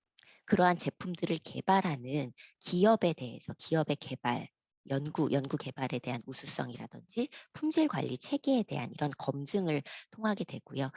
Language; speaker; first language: Korean; native; Korean